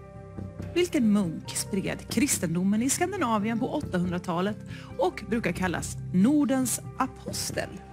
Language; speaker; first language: Swedish; native; Swedish